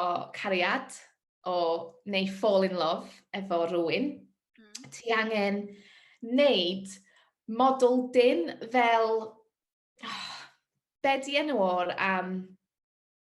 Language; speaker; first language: Welsh; non-native, local second language; English